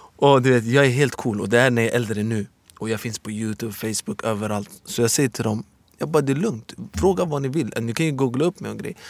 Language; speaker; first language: Swedish; early bilingual, other home language; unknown